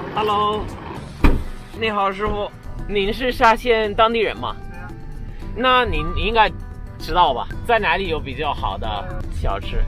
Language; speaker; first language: Chinese; non-native, fluent; English